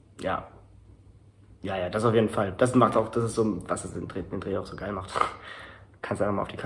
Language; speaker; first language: German; native; German